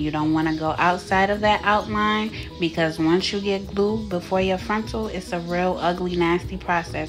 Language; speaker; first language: English; native; English